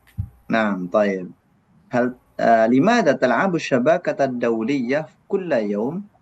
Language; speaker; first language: Arabic; non-native, fluent; Indonesian